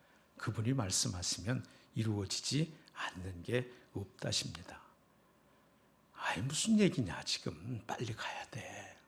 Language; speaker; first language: Korean; native; Korean